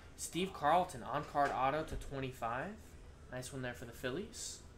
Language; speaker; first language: English; native; English